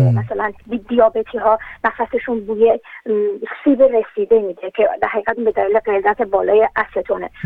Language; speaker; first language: Persian; native; Persian